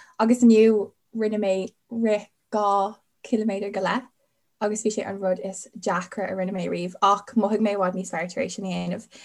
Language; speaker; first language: Irish; non-native, local second language; English